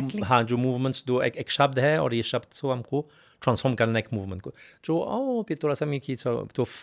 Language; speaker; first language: Hindi; non-native, fluent; French